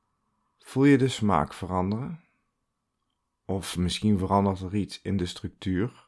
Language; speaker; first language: Dutch; native; Dutch